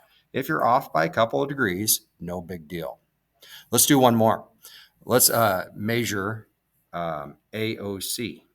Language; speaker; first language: English; native; English